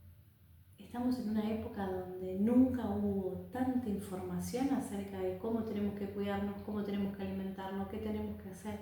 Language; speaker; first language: Spanish; native; Spanish